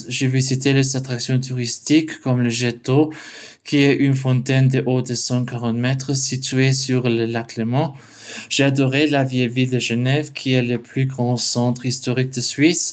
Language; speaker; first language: French; non-native, learner; Spanish